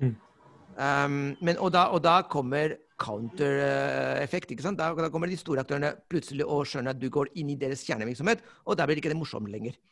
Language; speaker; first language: Norwegian; non-native, fluent; Spanish